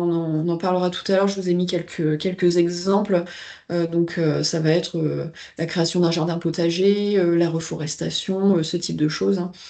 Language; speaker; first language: French; native; French